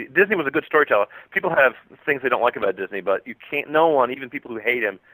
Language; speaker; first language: English; native; English